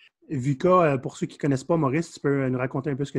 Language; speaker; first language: French; native; French